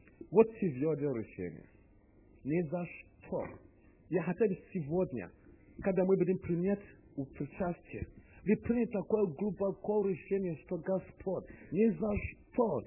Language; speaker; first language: Russian; non-native, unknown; English